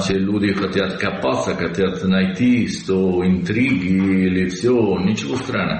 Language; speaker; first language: Russian; non-native, learner; Italian